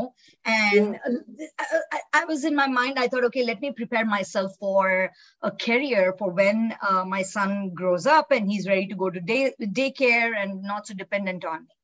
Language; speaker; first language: English; non-native, local second language; Telugu